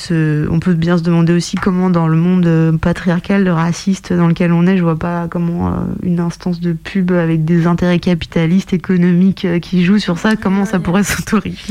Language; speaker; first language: French; native; French